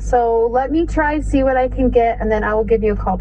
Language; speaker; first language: English; native; English